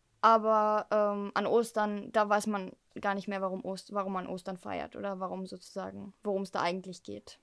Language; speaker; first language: German; early bilingual, heritage; German